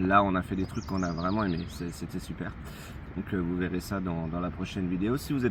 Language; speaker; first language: French; native; French